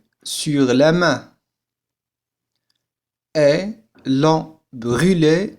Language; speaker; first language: French; non-native, fluent; Arabic